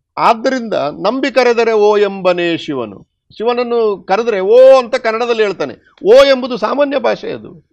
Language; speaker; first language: Kannada; non-native, local second language; Tulu